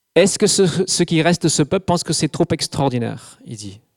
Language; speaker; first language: French; non-native, fluent; English